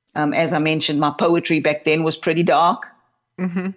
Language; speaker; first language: English; native; English